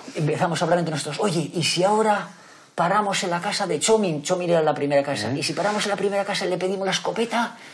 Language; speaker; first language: Spanish; native; Spanish